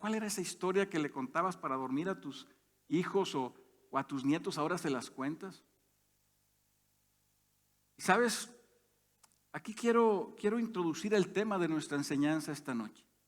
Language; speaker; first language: Spanish; native; Spanish